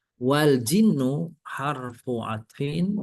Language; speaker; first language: Arabic; non-native, fluent; Indonesian